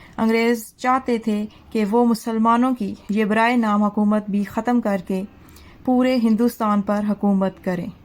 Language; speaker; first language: Urdu; non-native, local second language; Punjabi